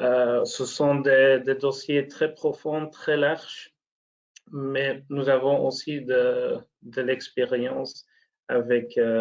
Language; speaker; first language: French; non-native, local second language; Dutch